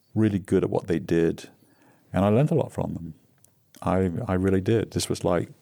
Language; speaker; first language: English; native; English